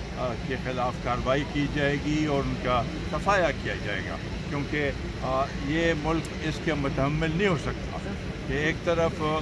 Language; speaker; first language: Urdu; non-native, local second language; Pashto